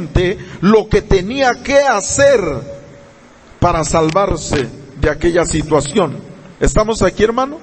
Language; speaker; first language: Spanish; native; Spanish